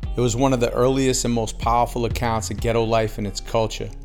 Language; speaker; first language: English; native; English